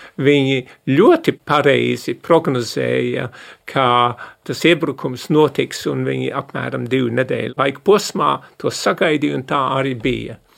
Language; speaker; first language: Latvian; early bilingual, heritage; Latvian